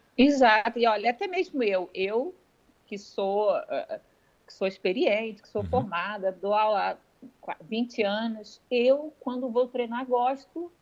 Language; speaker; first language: Portuguese; native; Portuguese